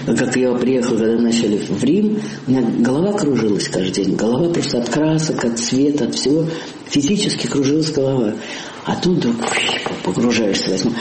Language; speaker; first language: Russian; native; Russian